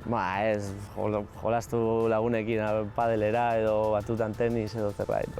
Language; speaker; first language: Basque; non-native, local second language; Spanish